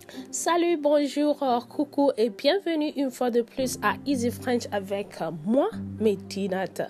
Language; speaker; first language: French; non-native, fluent; Yoruba